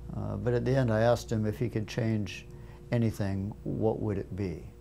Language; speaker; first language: English; native; English